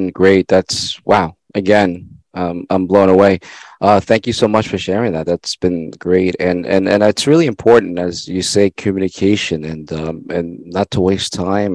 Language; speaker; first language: English; non-native, fluent; Spanish